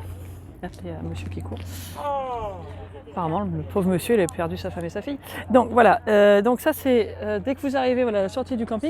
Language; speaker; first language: French; native; French